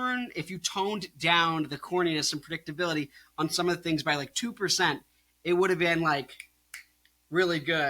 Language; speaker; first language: English; native; English